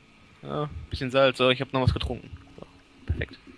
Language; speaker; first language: German; native; German